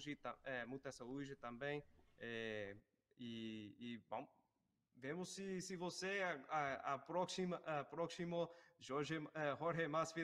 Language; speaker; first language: Portuguese; non-native, learner; English